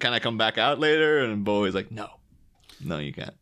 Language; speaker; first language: English; native; English